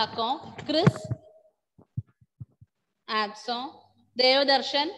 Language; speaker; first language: French; non-native, fluent; Malayalam